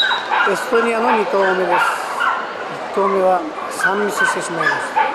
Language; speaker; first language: Japanese; native; Japanese